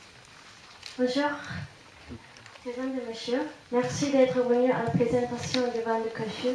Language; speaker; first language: French; non-native, fluent; Japanese